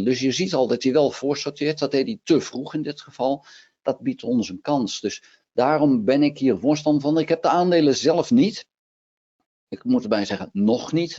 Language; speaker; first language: Dutch; native; Dutch